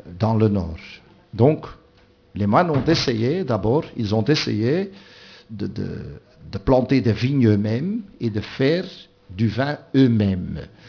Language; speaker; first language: French; non-native, local second language; Dutch